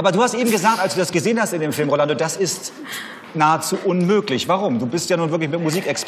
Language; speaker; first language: German; native; German